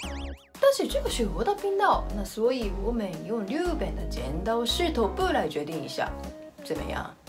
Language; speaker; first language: Chinese; non-native, fluent; Japanese